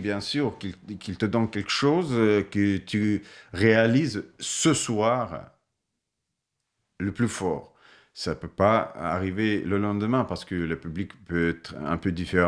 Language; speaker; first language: French; non-native, fluent; Russian